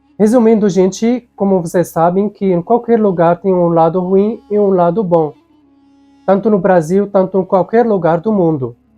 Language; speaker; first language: Portuguese; non-native, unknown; Arabic